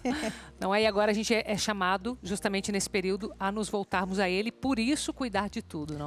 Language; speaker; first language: Portuguese; native; Portuguese